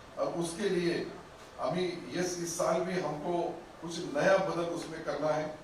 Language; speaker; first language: Hindi; non-native, local second language; Urdu